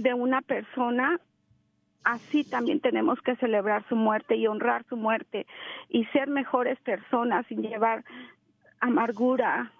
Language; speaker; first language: Spanish; native; Spanish